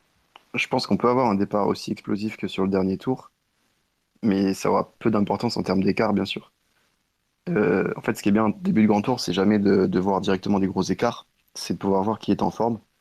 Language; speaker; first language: French; native; French